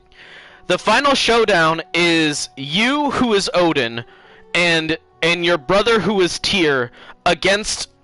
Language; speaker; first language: English; native; English